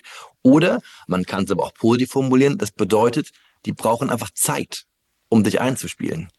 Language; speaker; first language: German; native; German